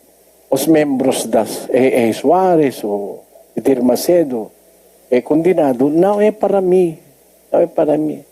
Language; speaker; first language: Portuguese; non-native, learner; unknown